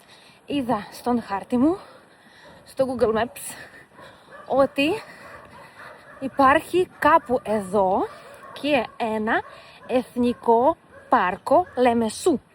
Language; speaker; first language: Greek; non-native, fluent; Russian